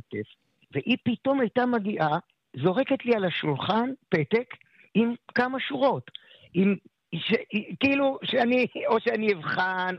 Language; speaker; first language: Hebrew; native; Hebrew